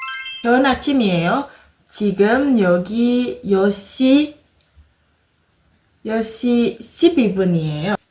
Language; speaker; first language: Korean; non-native, learner; Indonesian